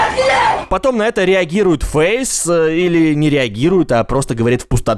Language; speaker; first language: Russian; native; Russian